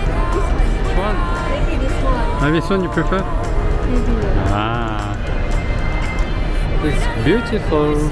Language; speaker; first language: English; non-native, fluent; French